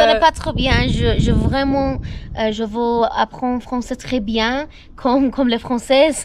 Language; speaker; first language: French; non-native, learner; Persian